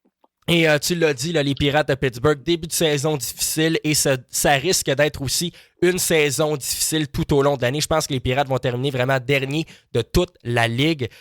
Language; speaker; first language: French; native; French